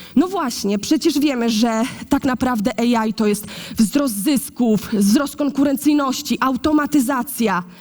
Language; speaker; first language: Polish; native; Polish